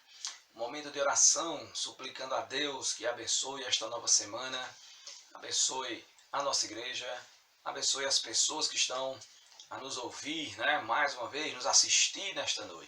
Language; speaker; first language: Portuguese; native; Portuguese